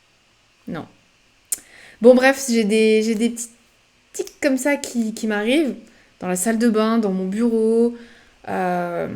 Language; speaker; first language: French; native; French